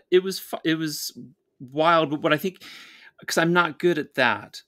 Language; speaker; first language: English; native; English